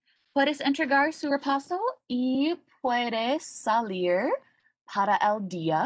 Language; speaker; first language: Spanish; non-native, learner; English